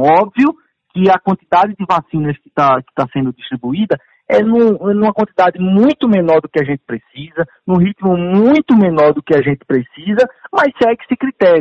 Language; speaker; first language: Portuguese; native; Portuguese